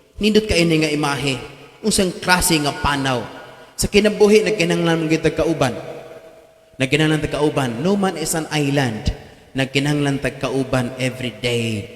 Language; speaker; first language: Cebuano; native; Cebuano